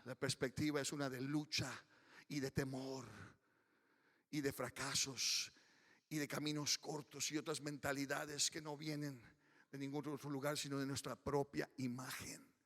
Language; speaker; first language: Spanish; early bilingual, heritage; Spanish